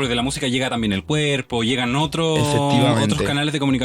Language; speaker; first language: Spanish; native; Spanish